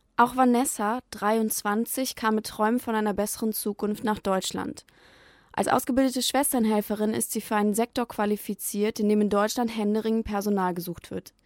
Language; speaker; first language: German; native; German